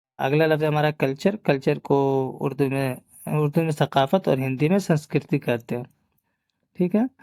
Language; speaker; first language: Urdu; native; Urdu